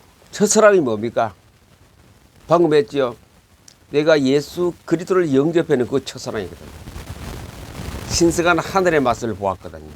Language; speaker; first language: Korean; native; Korean